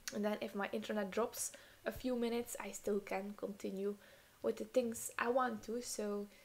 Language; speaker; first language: English; non-native, fluent; Dutch